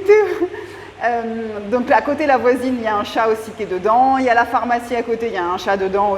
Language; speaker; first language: French; native; French